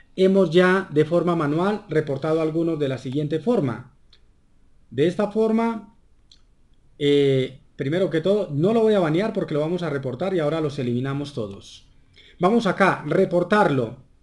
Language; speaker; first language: Spanish; native; Spanish